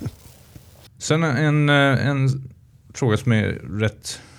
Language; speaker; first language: Swedish; native; Swedish